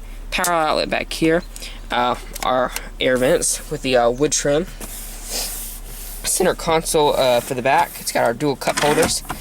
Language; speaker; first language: English; native; English